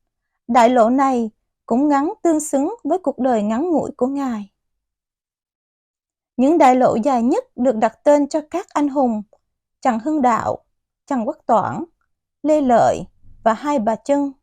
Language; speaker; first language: Vietnamese; native; Vietnamese